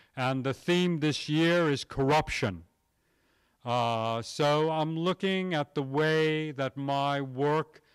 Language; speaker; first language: English; native; English